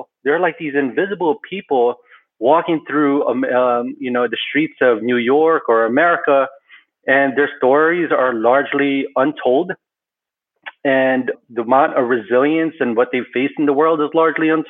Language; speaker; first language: English; early bilingual, other home language; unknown